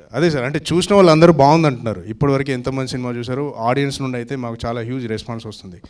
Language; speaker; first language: Telugu; native; Telugu